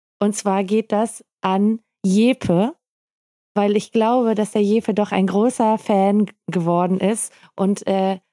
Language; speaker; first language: German; native; German